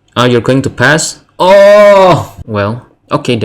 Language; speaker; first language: English; non-native, fluent; Indonesian